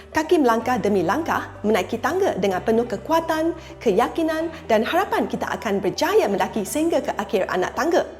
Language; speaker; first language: Malay; non-native, local second language; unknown